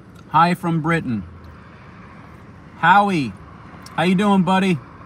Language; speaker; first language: English; native; English